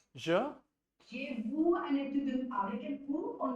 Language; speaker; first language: French; non-native, learner; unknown